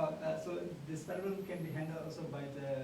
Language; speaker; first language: English; non-native, learner; Indonesian